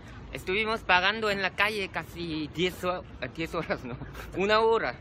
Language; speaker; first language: Spanish; non-native, fluent; Korean